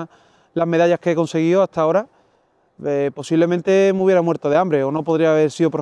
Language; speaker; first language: Spanish; native; Spanish